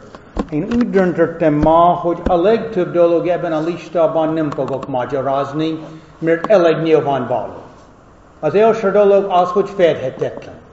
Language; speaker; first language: Hungarian; non-native, fluent; English